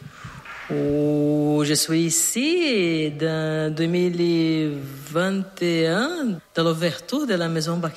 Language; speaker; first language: French; non-native, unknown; Portuguese